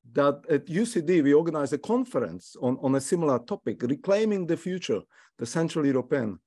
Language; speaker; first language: English; non-native, fluent; Slovak